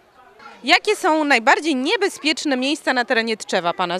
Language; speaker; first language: Polish; native; Polish